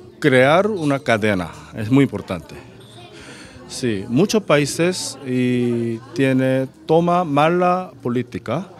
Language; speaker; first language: Spanish; non-native, fluent; Korean